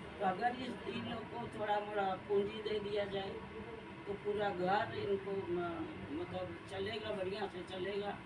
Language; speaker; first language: Hindi; non-native, local second language; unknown